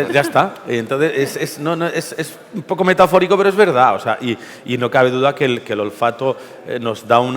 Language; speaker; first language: Spanish; native; Spanish